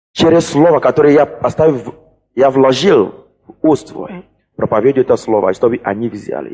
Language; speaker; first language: Russian; non-native, fluent; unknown